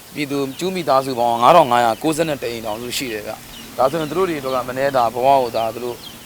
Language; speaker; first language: Burmese; native; Burmese